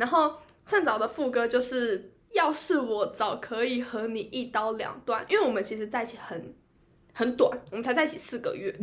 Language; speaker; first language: Chinese; native; Chinese